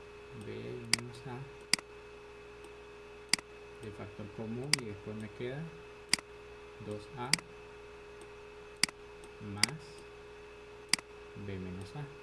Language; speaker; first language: Spanish; native; Spanish